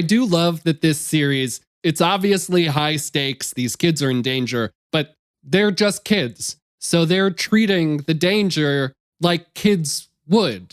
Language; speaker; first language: English; native; English